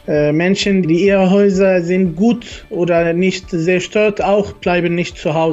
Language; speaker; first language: German; non-native, learner; Arabic